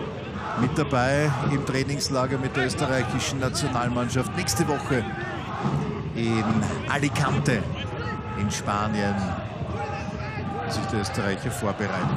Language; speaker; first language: German; native; German